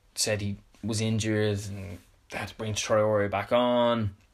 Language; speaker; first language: English; native; English